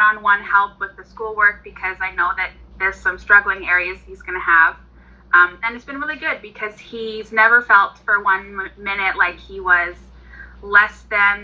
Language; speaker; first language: English; native; English